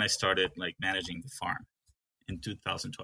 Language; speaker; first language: English; non-native, fluent; Spanish